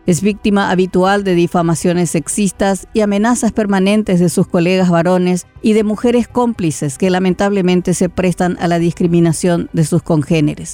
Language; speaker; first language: Spanish; native; Spanish